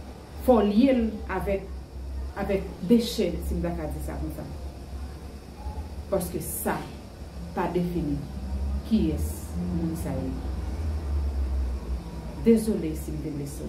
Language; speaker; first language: French; non-native, learner; Haitian Creole